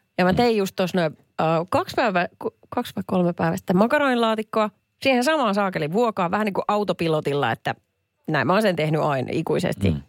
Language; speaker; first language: Finnish; native; Finnish